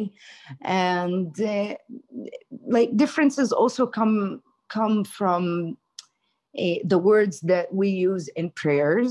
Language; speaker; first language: English; non-native, fluent; Hebrew